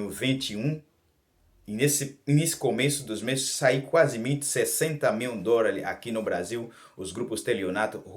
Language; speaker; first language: Portuguese; non-native, learner; Haitian Creole